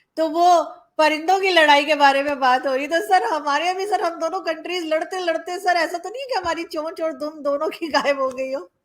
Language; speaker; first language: Urdu; native; Urdu